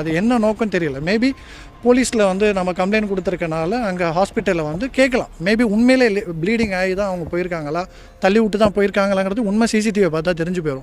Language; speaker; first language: Tamil; native; Tamil